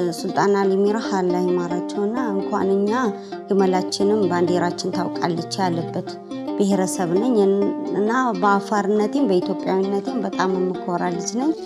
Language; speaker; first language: Amharic; non-native, local second language; Afar